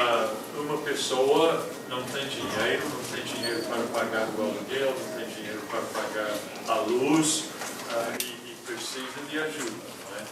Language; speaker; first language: Portuguese; non-native, fluent; English